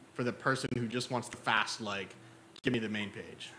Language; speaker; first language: English; native; English